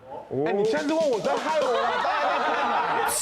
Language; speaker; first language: Chinese; non-native, fluent; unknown